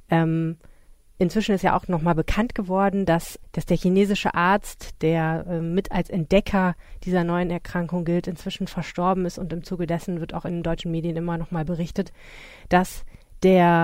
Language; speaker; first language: German; native; German